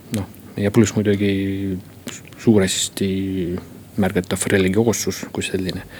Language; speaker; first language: Estonian; non-native, local second language; Russian